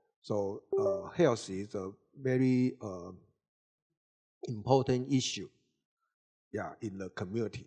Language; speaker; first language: English; non-native, learner; Chinese